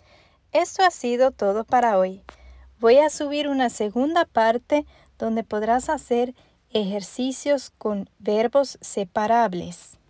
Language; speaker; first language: Spanish; non-native, fluent; German